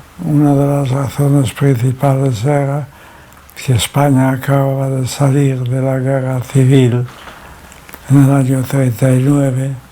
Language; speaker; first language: Spanish; early bilingual, other home language; German